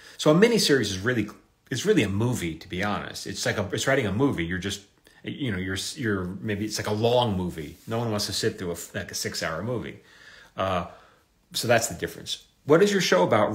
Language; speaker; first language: English; native; English